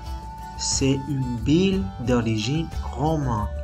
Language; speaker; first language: French; non-native, learner; Spanish